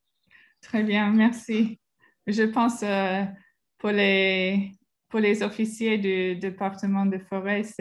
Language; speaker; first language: French; non-native, fluent; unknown